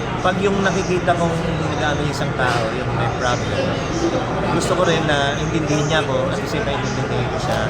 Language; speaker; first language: Filipino; native; Filipino